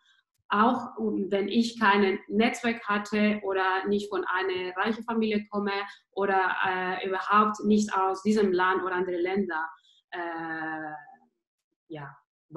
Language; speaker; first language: German; non-native, fluent; Spanish